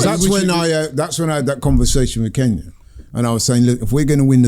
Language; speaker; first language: English; native; English